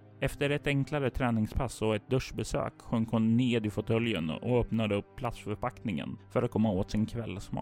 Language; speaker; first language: Swedish; native; Swedish